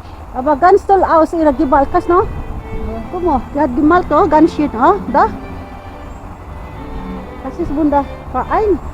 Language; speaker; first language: German; non-native, learner; Filipino